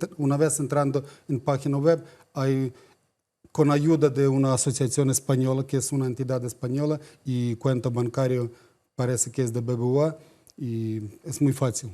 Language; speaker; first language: Spanish; non-native, fluent; Ukrainian